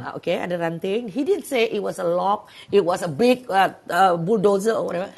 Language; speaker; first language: English; non-native, local second language; Malay